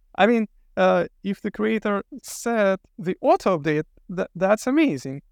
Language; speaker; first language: English; non-native, fluent; Lithuanian